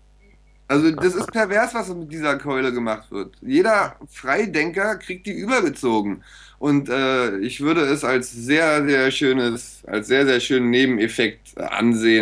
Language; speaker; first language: German; native; German